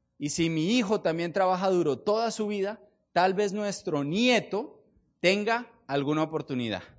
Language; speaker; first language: Spanish; native; Spanish